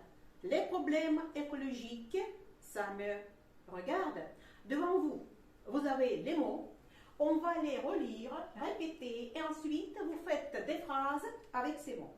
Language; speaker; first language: French; non-native, fluent; Russian